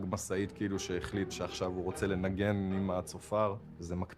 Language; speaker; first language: Hebrew; native; Hebrew